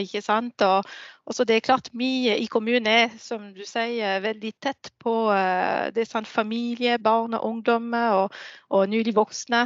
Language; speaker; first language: Norwegian; non-native, fluent; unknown